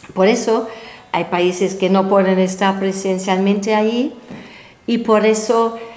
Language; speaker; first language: Spanish; non-native, fluent; German